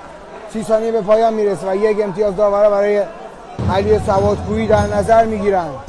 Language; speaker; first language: Persian; native; Persian